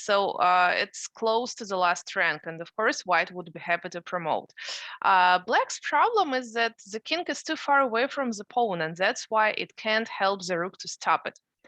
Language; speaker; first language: English; non-native, fluent; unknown